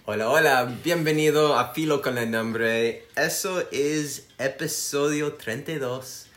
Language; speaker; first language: Spanish; non-native, learner; English